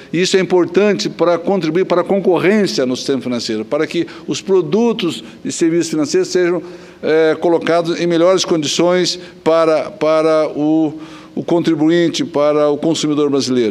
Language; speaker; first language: Portuguese; native; Portuguese